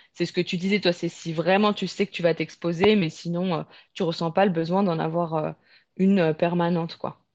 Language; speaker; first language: French; native; French